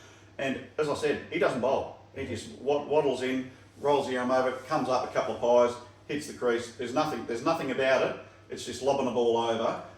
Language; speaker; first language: English; native; English